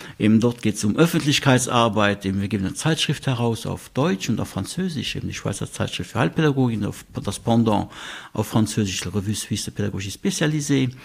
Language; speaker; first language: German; non-native, local second language; Luxembourgish